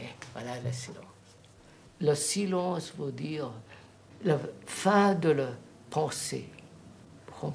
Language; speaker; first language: French; non-native, fluent; Telugu